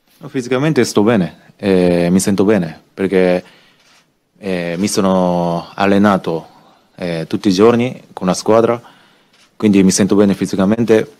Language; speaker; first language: Italian; non-native, learner; Japanese